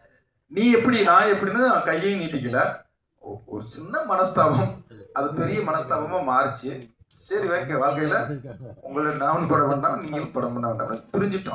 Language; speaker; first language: Tamil; native; Tamil